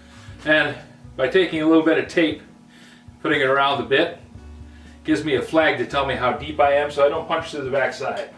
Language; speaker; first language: English; native; English